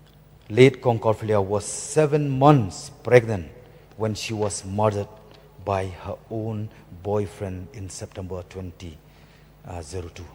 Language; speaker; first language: English; non-native, local second language; Khasi